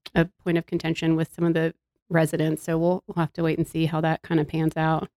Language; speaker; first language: English; native; English